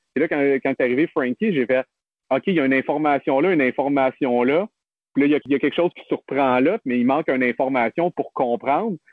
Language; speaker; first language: French; native; French